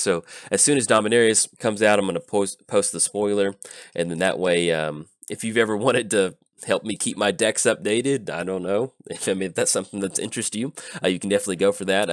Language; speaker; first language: English; native; English